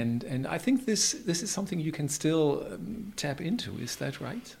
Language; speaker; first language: English; non-native, fluent; German